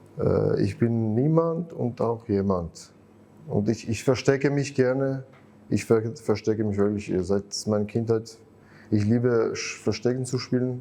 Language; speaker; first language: German; non-native, fluent; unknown